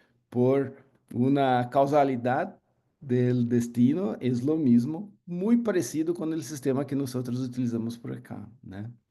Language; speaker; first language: Spanish; non-native, learner; Portuguese